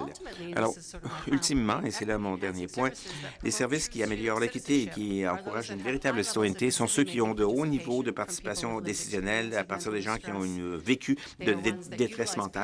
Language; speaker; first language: French; non-native, local second language; English